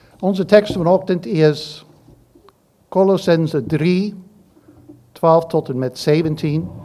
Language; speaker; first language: Dutch; non-native, fluent; English